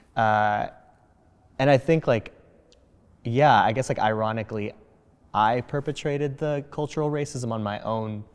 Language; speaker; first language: English; early bilingual, other home language; Spanish